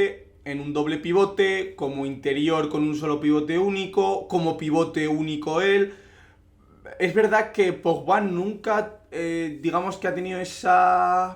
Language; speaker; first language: Spanish; native; Spanish